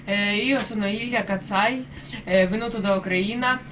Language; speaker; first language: Italian; non-native, learner; Ukrainian